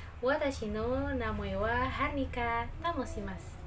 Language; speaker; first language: Japanese; non-native, learner; Indonesian